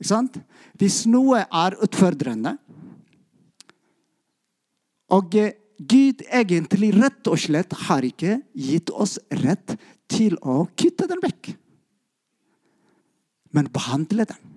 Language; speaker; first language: Norwegian; non-native, fluent; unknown